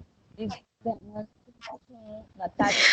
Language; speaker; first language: English; non-native, learner; Spanish